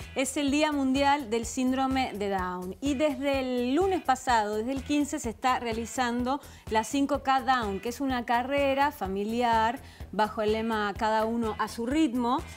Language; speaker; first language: Spanish; native; Spanish